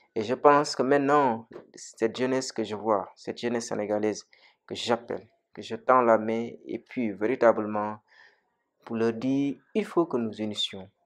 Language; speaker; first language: French; non-native, local second language; Wolof